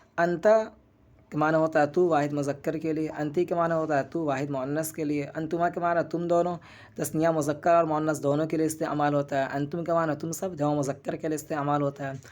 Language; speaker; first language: Urdu; native; Urdu